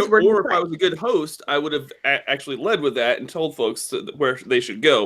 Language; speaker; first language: English; native; English